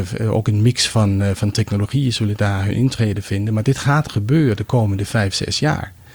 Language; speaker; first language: Dutch; non-native, fluent; Danish